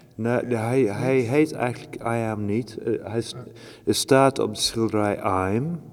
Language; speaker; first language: Dutch; non-native, fluent; English